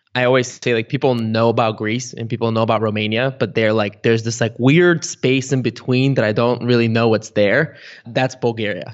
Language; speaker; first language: English; early bilingual, other home language; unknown